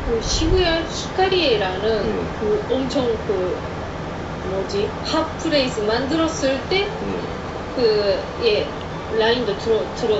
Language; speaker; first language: Korean; non-native, fluent; Japanese